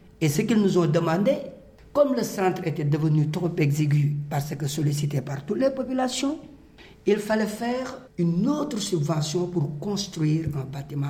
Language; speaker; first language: French; non-native, local second language; Wolof